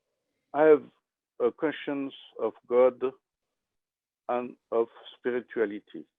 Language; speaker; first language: English; non-native, learner; French